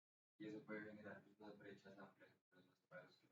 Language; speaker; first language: Spanish; native; Spanish